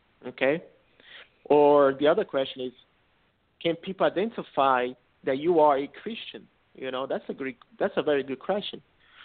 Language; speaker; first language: English; non-native, fluent; Portuguese